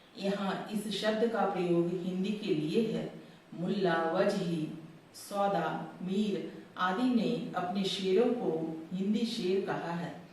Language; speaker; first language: Hindi; native; Hindi